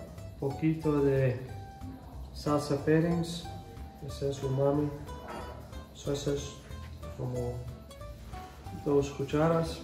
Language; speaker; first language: Spanish; non-native, fluent; English